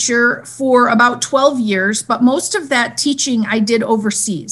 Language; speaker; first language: English; native; English